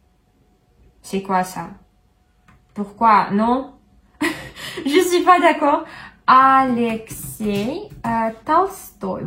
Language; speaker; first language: French; non-native, fluent; Russian